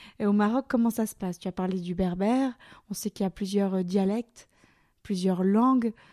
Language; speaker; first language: French; native; French